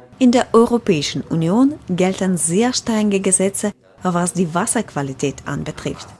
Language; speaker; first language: German; non-native, fluent; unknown